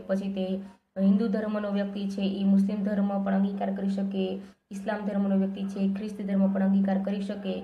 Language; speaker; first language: Gujarati; native; Gujarati